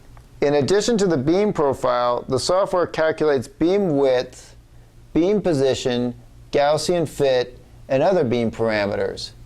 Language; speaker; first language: English; native; English